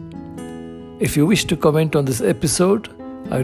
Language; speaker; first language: English; non-native, local second language; Kannada